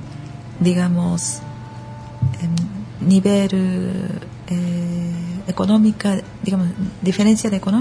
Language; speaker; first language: Spanish; non-native, learner; Japanese